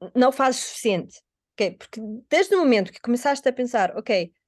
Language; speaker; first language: Portuguese; non-native, fluent; Russian